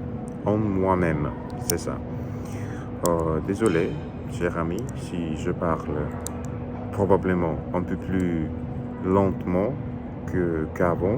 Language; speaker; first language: French; non-native, learner; Russian